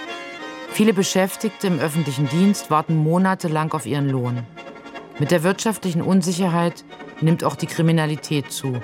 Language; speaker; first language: German; native; German